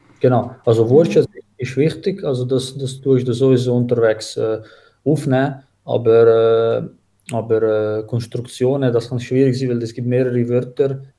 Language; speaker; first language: German; non-native, fluent; Croatian